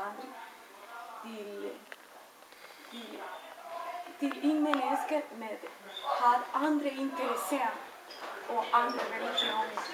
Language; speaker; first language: Danish; non-native, learner; Spanish